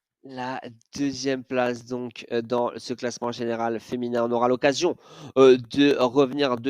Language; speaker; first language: French; native; French